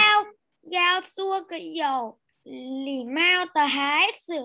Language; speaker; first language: Chinese; non-native, learner; Vietnamese